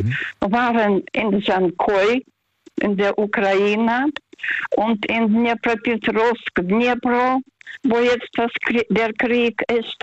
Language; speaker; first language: German; non-native, fluent; Russian